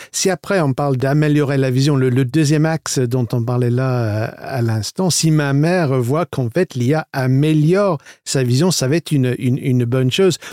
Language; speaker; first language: French; non-native, fluent; English